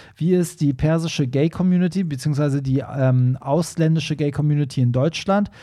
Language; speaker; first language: German; non-native, fluent; Persian